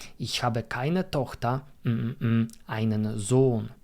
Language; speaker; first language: German; non-native, fluent; Polish